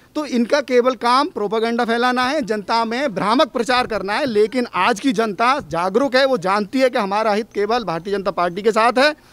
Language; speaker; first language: Hindi; native; Hindi